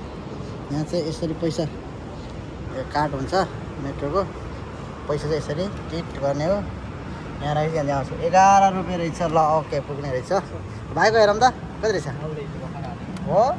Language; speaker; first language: Nepali; native; Nepali